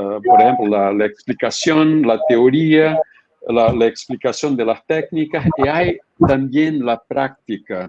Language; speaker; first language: Spanish; non-native, fluent; Portuguese